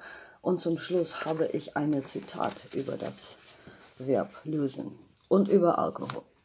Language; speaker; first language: German; non-native, fluent; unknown